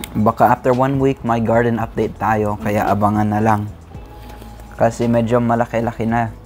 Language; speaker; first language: Filipino; non-native, fluent; English